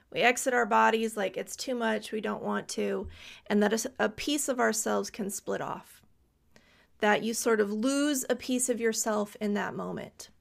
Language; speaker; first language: English; native; English